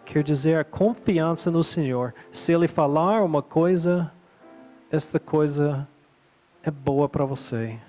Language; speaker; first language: Portuguese; non-native, fluent; English